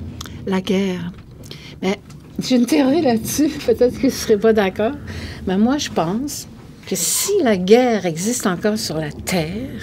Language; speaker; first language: French; native; French